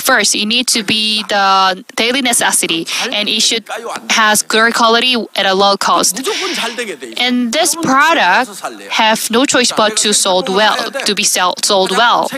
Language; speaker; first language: English; non-native, fluent; Korean